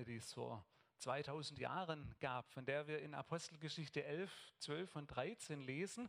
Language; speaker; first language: German; native; German